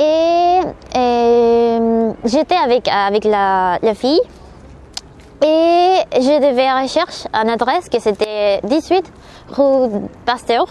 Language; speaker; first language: French; non-native, learner; Spanish